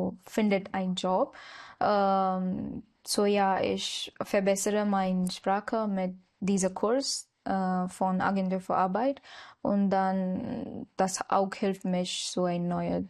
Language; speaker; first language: German; non-native, learner; Marathi